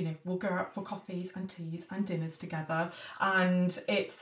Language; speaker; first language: English; native; English